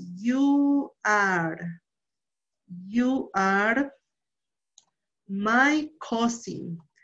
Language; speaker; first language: English; non-native, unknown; Spanish